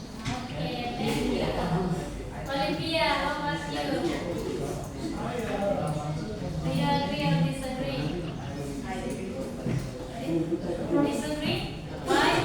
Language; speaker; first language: English; non-native, local second language; Indonesian